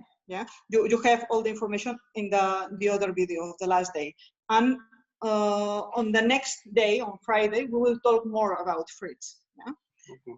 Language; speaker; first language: English; non-native, learner; Spanish